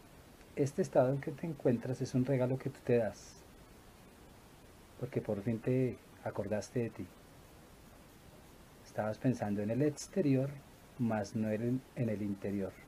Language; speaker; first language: Spanish; native; Spanish